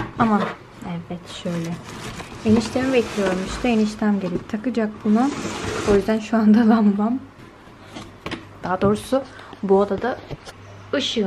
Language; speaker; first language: Turkish; native; Turkish